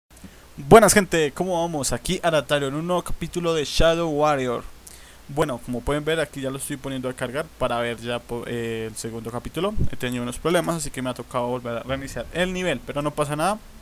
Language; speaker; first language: Spanish; native; Spanish